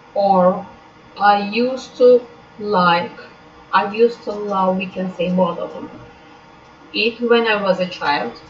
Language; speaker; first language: English; non-native, fluent; Turkish